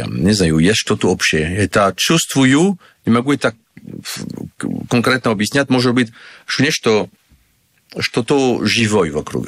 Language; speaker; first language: Russian; non-native, learner; French